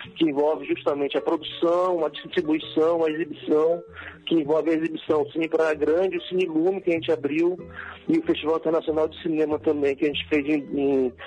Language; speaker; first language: Portuguese; native; Portuguese